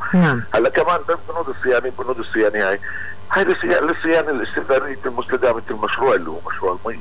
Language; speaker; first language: Arabic; native; Arabic